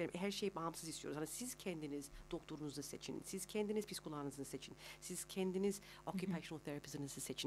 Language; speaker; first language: Turkish; early bilingual, heritage; Turkish